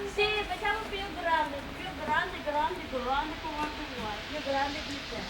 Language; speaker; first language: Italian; non-native, learner; Filipino